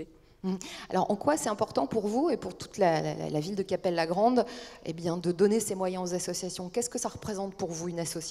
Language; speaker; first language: French; native; French